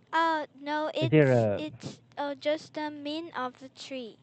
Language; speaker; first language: English; non-native, learner; Korean